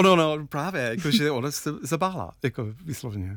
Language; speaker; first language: Czech; non-native, fluent; English